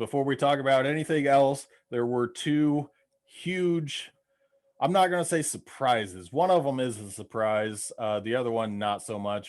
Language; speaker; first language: English; native; English